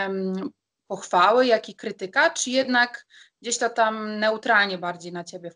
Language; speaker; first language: Polish; native; Polish